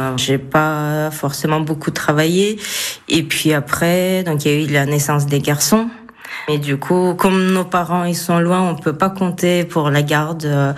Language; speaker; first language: French; non-native, fluent; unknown